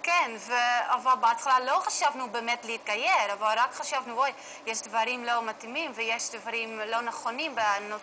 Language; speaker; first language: Hebrew; non-native, learner; Dutch